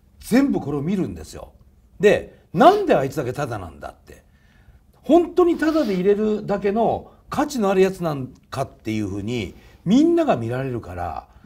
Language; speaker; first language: Japanese; native; Japanese